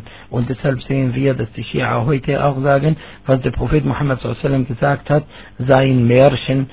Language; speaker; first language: German; non-native, fluent; Arabic